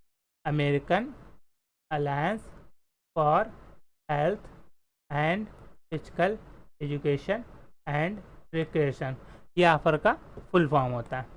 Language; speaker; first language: Hindi; native; Hindi